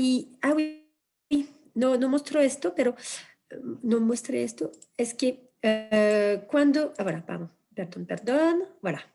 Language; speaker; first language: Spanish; non-native, fluent; French